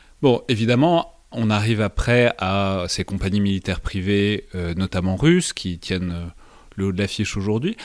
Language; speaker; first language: French; native; French